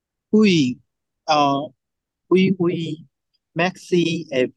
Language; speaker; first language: French; non-native, learner; Chinese